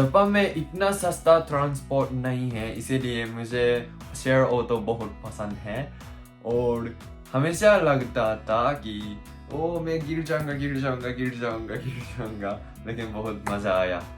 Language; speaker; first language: Hindi; non-native, learner; Japanese